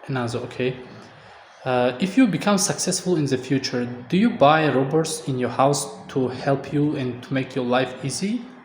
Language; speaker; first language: English; non-native, fluent; Tajik